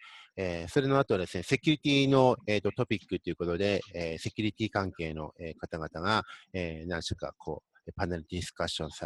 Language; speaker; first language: Japanese; native; Japanese